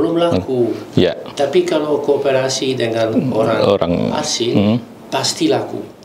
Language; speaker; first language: Indonesian; non-native, learner; Italian